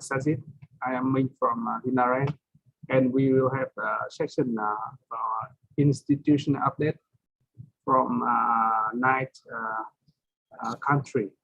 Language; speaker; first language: English; non-native, fluent; Vietnamese